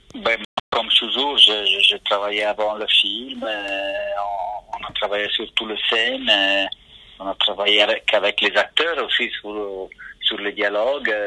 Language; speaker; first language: French; non-native, fluent; Italian